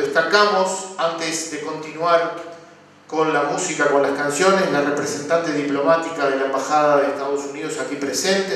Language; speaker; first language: Spanish; native; Spanish